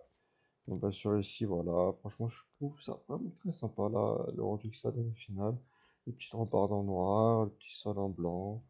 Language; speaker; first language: French; native; French